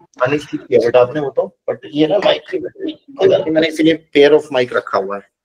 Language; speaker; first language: Hindi; native; Hindi